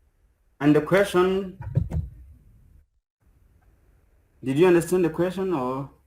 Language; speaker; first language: English; non-native, fluent; French